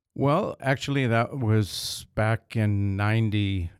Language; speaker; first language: English; native; English